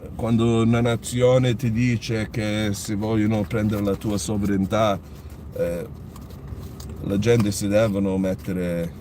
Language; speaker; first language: Italian; early bilingual, other home language; English